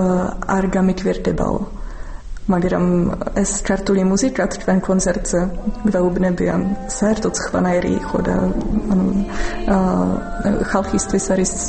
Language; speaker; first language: Georgian; non-native, fluent; Czech